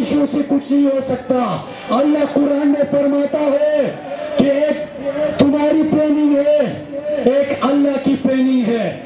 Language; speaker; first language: Urdu; non-native, local second language; Pashto